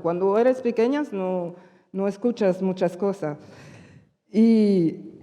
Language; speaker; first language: Spanish; early bilingual, heritage; Spanish